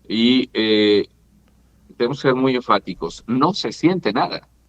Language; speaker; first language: Spanish; native; Spanish